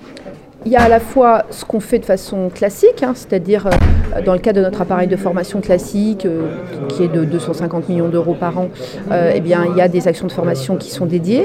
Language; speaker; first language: French; native; French